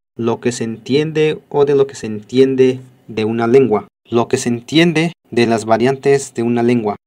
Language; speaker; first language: Spanish; non-native, local second language; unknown